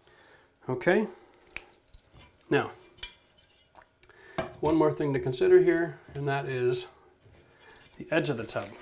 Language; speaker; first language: English; native; English